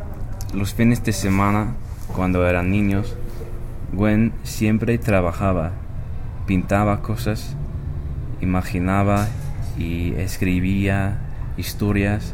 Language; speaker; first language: Spanish; non-native, learner; English